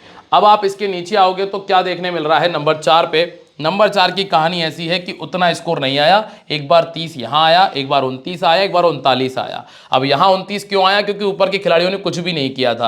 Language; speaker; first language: Hindi; native; Hindi